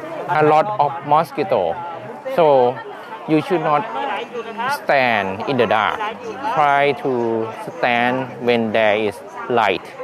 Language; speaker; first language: English; non-native, fluent; Thai